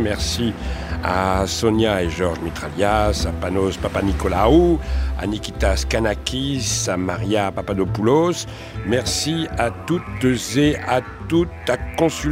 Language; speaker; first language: French; native; French